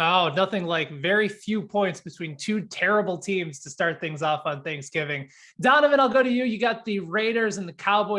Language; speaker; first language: English; native; English